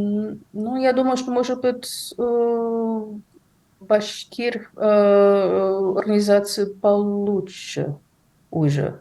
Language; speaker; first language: Russian; non-native, fluent; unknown